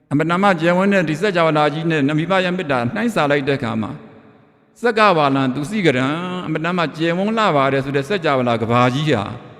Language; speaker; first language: Burmese; native; Burmese